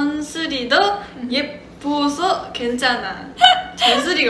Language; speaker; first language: Korean; non-native, fluent; Japanese